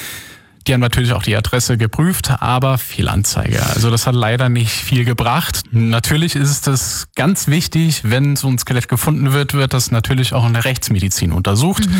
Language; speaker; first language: German; native; German